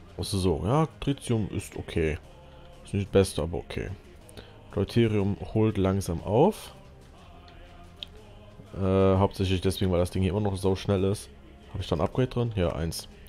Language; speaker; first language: German; native; German